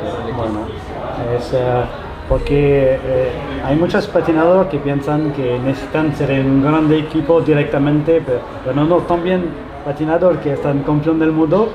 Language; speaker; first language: Spanish; non-native, learner; French